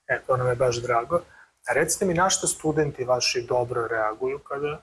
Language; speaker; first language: Serbian; native; Serbian